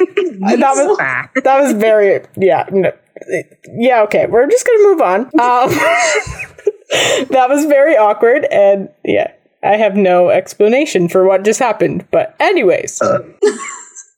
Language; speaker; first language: English; native; English